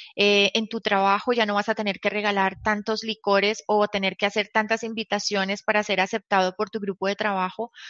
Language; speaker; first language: Spanish; native; Spanish